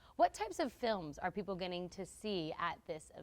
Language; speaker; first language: English; native; English